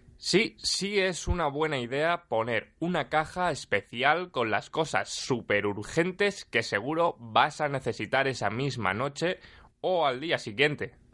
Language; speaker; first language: Spanish; native; Spanish